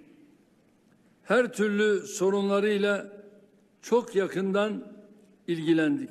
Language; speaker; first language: Turkish; native; Turkish